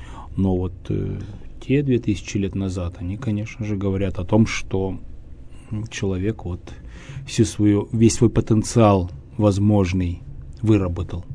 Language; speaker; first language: Russian; native; Russian